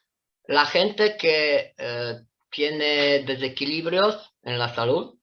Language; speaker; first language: Spanish; non-native, fluent; Italian